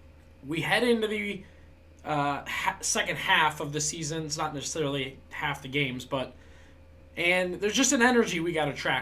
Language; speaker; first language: English; native; English